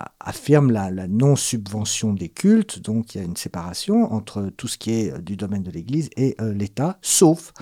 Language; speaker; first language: French; native; French